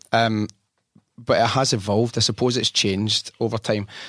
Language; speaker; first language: English; native; English